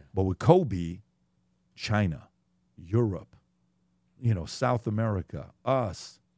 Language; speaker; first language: English; early bilingual, other home language; Persian